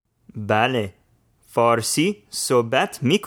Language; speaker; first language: Persian; non-native, learner; English